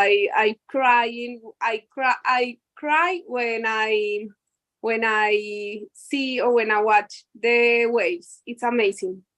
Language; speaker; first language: English; non-native, learner; Spanish